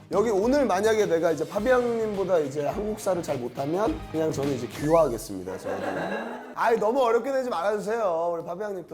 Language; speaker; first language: Korean; native; Korean